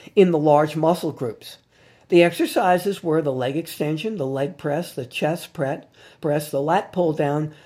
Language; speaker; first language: English; native; English